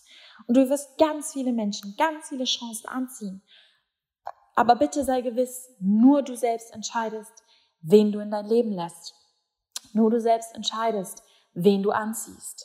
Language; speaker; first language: German; native; German